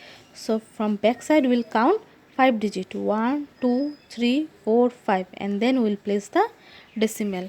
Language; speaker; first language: English; non-native, local second language; Assamese